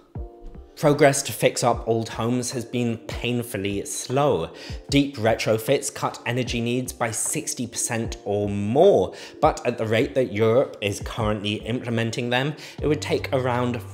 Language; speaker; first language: English; native; English